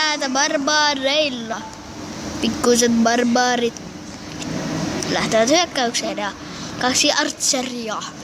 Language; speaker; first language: Finnish; native; Finnish